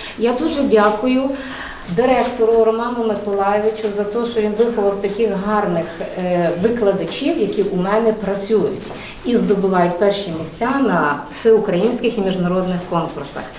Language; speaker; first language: Ukrainian; native; Ukrainian